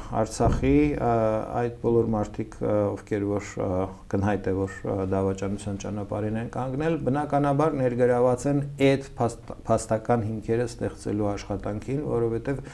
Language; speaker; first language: Armenian; native; Armenian